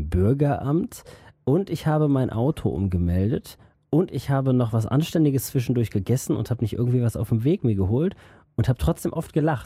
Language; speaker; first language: German; native; German